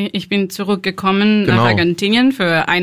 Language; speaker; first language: German; non-native, learner; Spanish